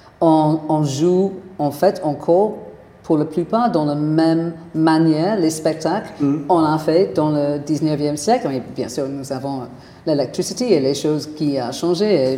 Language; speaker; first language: French; non-native, fluent; English